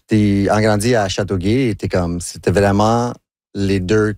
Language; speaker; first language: French; non-native, local second language; English